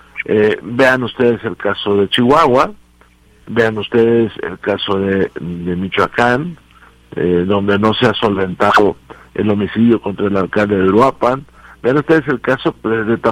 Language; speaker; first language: Spanish; native; Spanish